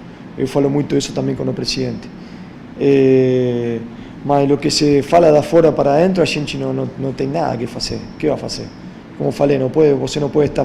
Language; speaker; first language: Portuguese; non-native, fluent; Spanish